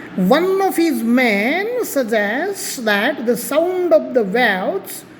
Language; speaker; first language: English; non-native, local second language; Marathi